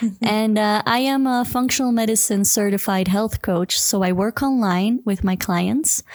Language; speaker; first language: English; non-native, fluent; Dutch